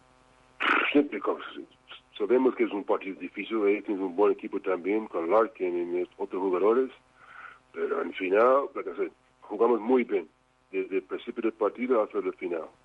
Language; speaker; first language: Spanish; non-native, fluent; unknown